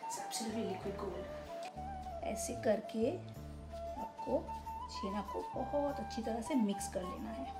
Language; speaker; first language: Hindi; non-native, local second language; Bangla